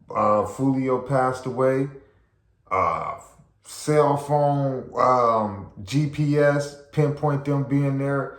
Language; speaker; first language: English; native; English